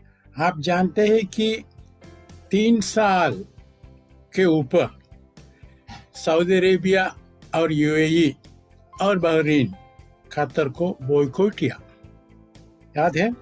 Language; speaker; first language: Hindi; non-native, local second language; Malayalam